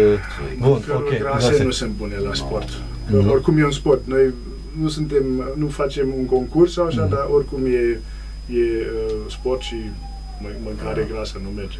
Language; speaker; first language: Romanian; non-native, local second language; German